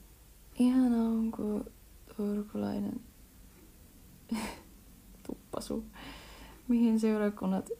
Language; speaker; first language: Finnish; early bilingual, heritage; Finnish